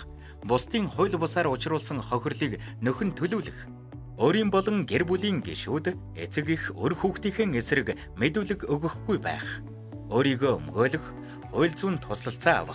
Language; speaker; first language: Mongolian; native; Mongolian